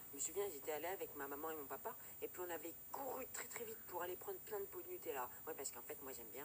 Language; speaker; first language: French; native; French